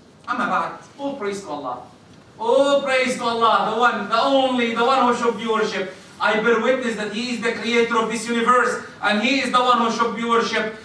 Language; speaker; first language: English; non-native, fluent; Arabic